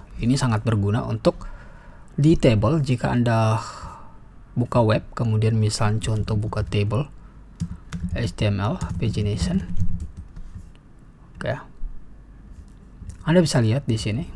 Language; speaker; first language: Indonesian; native; Indonesian